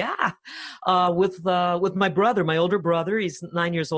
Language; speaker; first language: English; early bilingual, other home language; Finnish